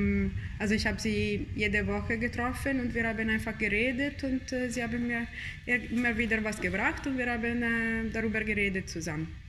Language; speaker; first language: German; non-native, fluent; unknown